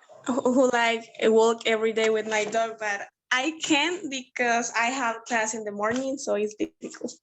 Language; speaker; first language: English; non-native, learner; Spanish